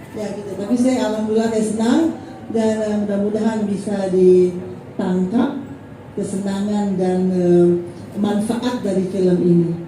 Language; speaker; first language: Indonesian; native; Indonesian